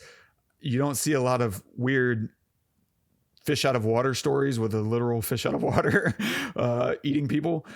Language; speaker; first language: English; native; English